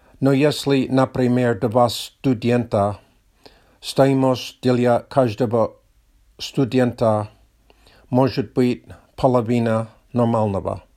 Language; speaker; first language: Russian; non-native, learner; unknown